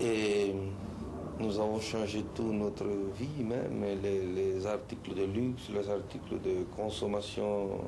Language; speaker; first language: French; non-native, fluent; Spanish